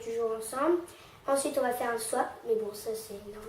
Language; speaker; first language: French; native; French